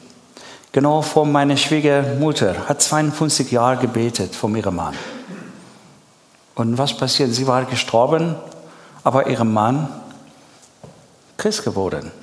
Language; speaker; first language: German; non-native, learner; Persian